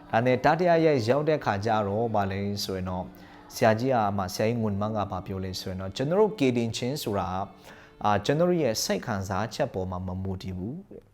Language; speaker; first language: Burmese; non-native, local second language; Hakha Chin